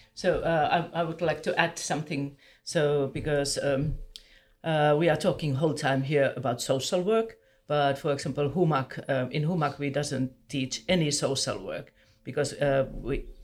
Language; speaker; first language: English; non-native, fluent; Finnish